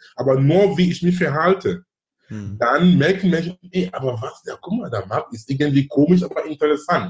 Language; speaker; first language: German; non-native, fluent; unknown